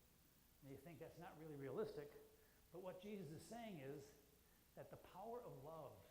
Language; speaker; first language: English; native; English